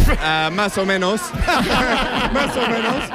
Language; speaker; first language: Spanish; non-native, learner; English